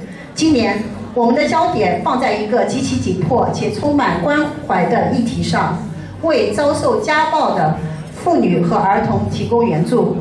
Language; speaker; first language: Chinese; native; Chinese